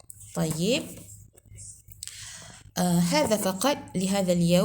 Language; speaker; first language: Arabic; non-native, fluent; Malay